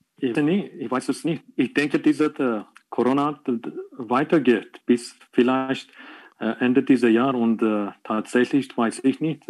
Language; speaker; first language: German; non-native, learner; Persian